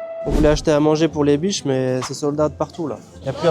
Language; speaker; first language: French; native; French